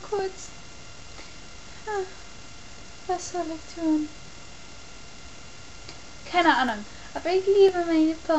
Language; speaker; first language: German; non-native, learner; English